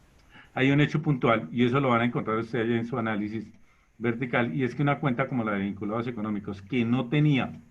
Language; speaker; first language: Spanish; native; Spanish